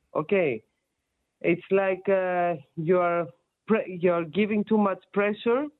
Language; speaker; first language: English; non-native, fluent; Greek